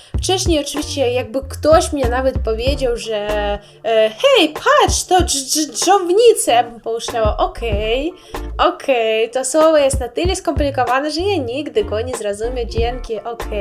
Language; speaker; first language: Polish; non-native, learner; Russian